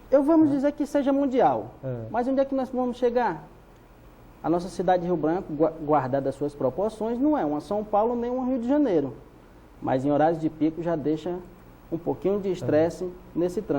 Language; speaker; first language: Portuguese; native; Portuguese